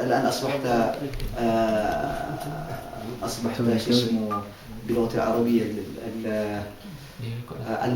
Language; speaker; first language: Arabic; non-native, fluent; Malay